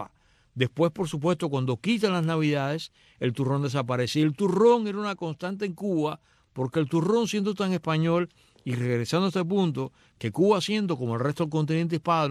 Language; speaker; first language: Spanish; native; Spanish